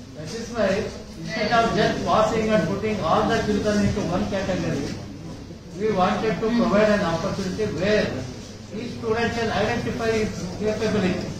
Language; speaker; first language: English; non-native, local second language; Kannada